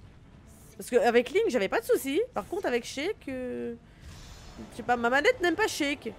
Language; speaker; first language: French; native; French